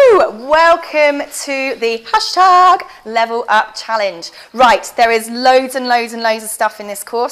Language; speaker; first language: English; native; English